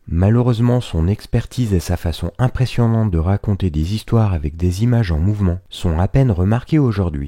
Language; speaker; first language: French; native; French